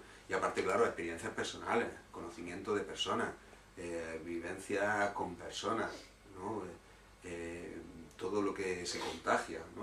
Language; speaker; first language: Spanish; native; Spanish